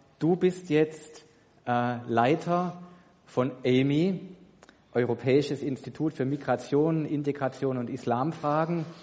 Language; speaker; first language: German; native; German